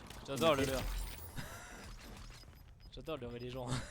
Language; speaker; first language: French; native; French